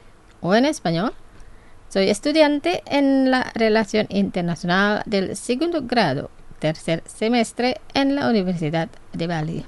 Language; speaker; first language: Spanish; non-native, fluent; Indonesian